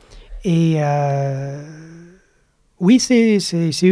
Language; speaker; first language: French; non-native, fluent; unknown